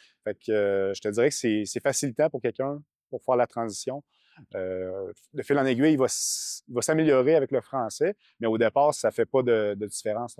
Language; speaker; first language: French; native; French